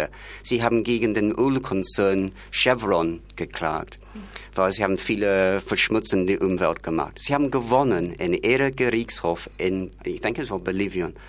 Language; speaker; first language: German; non-native, fluent; English